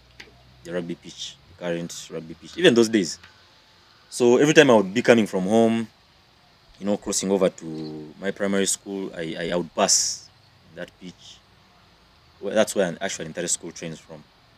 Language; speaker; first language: English; non-native, local second language; Nyankole